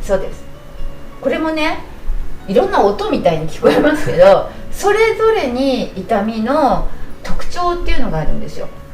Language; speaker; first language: Japanese; native; Japanese